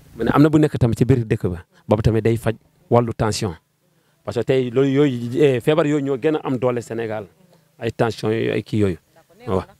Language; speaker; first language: Wolof; non-native, local second language; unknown